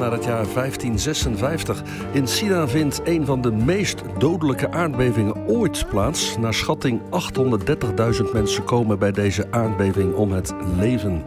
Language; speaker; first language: Dutch; native; Dutch